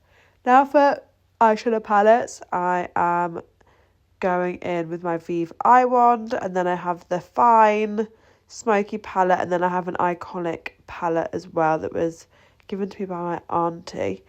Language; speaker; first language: English; native; English